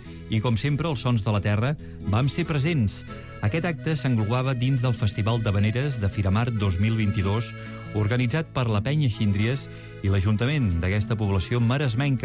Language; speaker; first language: Catalan; native; Catalan